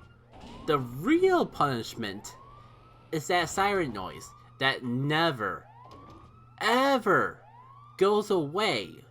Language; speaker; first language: English; native; English